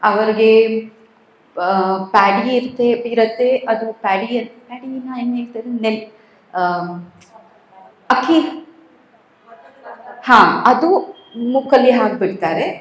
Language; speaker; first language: Kannada; non-native, local second language; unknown